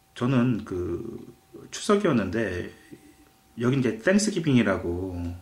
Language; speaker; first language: Korean; native; Korean